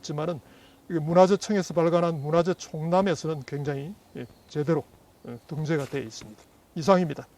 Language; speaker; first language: Korean; native; Korean